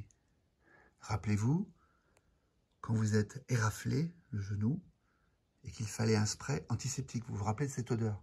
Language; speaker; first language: French; native; French